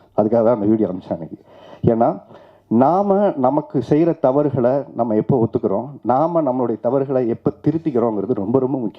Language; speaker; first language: Tamil; native; Tamil